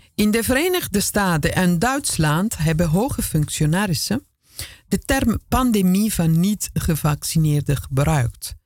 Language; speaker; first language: Dutch; non-native, fluent; Italian